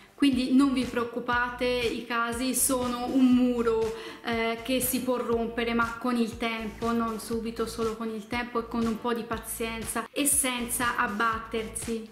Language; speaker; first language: Italian; native; Italian